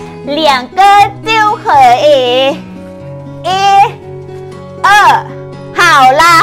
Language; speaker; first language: Chinese; non-native, learner; Thai